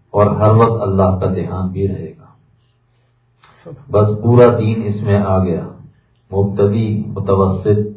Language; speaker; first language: Urdu; native; Urdu